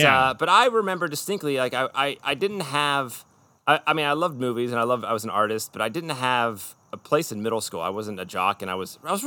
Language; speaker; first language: English; native; English